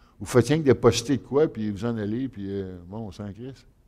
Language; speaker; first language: French; native; French